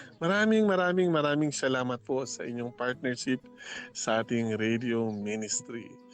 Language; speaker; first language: Filipino; non-native, local second language; Chavacano